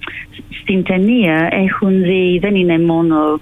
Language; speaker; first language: Greek; non-native, fluent; English